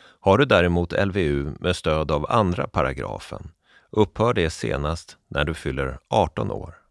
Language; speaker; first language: Swedish; native; Swedish